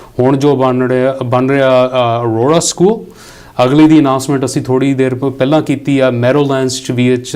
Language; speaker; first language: Punjabi; early bilingual, heritage; Punjabi